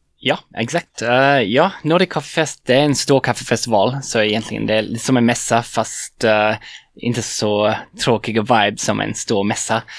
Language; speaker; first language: Swedish; non-native, fluent; English